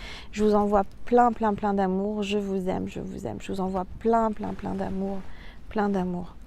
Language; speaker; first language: French; native; French